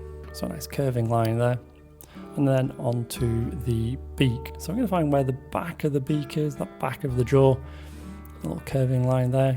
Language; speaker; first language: English; native; English